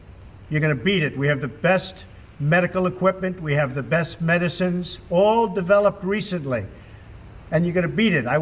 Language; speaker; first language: English; native; English